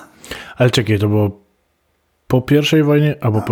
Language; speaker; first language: Polish; early bilingual, heritage; Polish